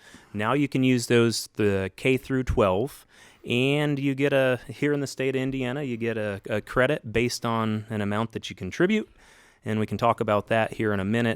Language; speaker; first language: English; native; English